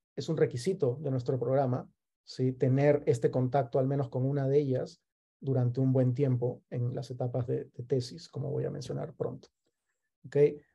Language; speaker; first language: Spanish; native; Spanish